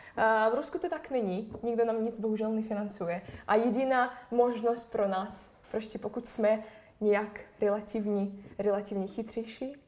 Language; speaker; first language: Czech; non-native, fluent; Russian